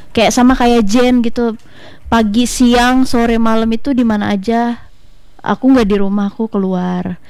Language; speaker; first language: Indonesian; native; Indonesian